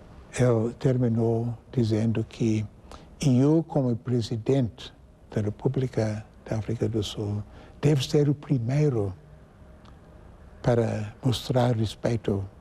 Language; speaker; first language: Portuguese; non-native, fluent; English